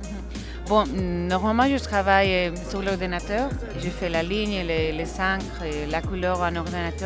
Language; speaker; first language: French; non-native, learner; Spanish